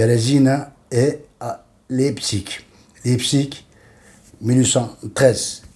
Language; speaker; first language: French; non-native, learner; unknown